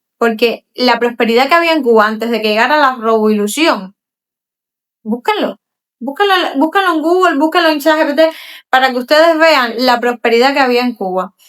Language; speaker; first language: Spanish; native; Spanish